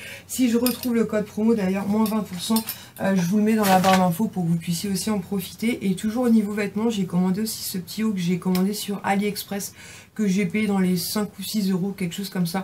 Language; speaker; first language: French; native; French